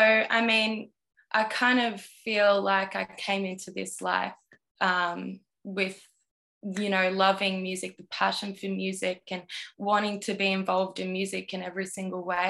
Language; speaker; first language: English; native; English